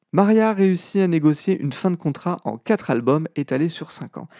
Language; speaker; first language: French; native; French